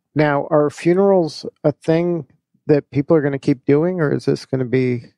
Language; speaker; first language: English; native; English